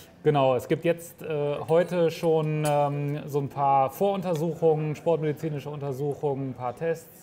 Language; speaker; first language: German; native; German